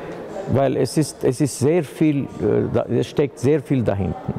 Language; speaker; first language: German; non-native, fluent; Armenian